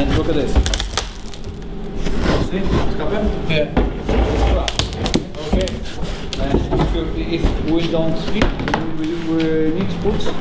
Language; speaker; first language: English; non-native, learner; Czech